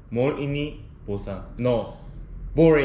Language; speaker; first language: Indonesian; non-native, learner; Korean